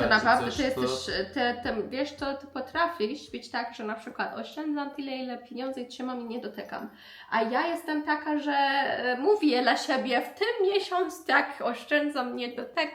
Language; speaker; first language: Polish; non-native, learner; Persian